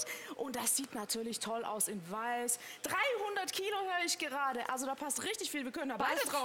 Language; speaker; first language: German; native; German